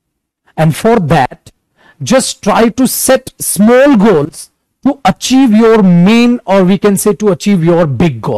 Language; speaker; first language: English; non-native, local second language; Hindi